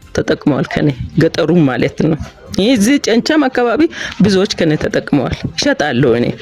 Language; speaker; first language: Amharic; non-native, local second language; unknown